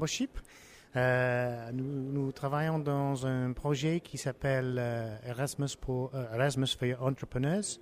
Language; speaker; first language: French; non-native, learner; English